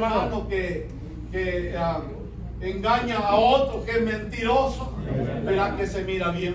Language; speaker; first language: Spanish; native; Spanish